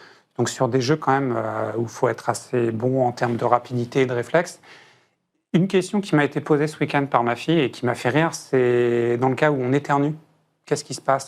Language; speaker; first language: French; native; French